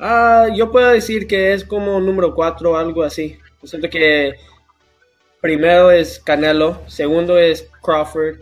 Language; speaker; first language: Spanish; early bilingual, heritage; English